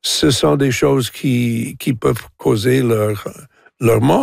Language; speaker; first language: French; non-native, local second language; English